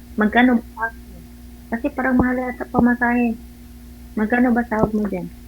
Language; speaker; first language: Filipino; non-native, local second language; Hiligaynon